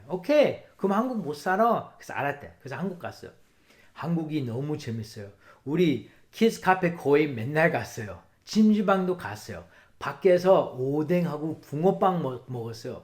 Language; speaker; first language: Korean; early bilingual, heritage; English